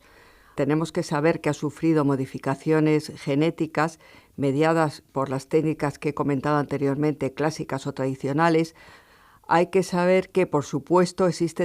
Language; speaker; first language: Spanish; native; Spanish